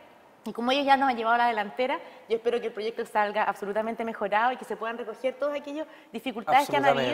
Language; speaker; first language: Spanish; native; Spanish